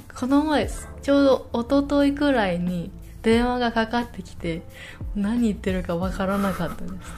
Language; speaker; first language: Japanese; native; Japanese